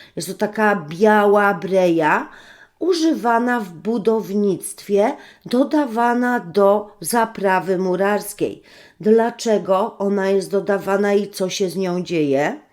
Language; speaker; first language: Polish; native; Polish